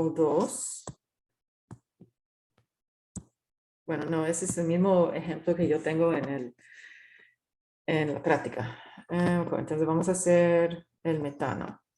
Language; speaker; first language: Spanish; non-native, fluent; English